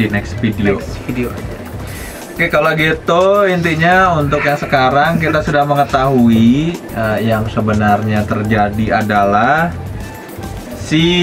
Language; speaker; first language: Indonesian; native; Indonesian